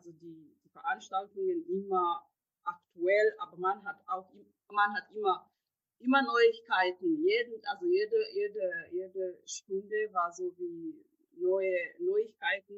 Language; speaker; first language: German; non-native, fluent; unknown